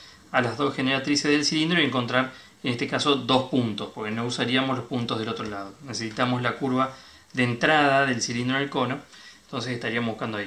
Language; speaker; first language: Spanish; native; Spanish